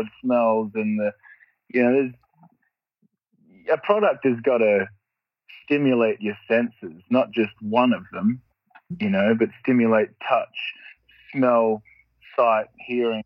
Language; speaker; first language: English; native; English